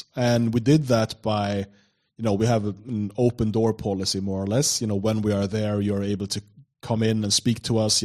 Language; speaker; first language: English; non-native, fluent; Swedish